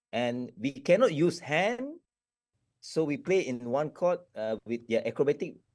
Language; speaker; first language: English; non-native, local second language; Malay